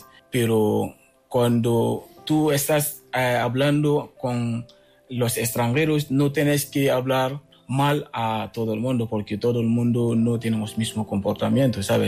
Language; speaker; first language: Spanish; non-native, fluent; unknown